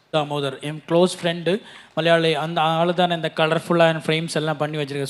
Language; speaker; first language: Tamil; non-native, learner; Malayalam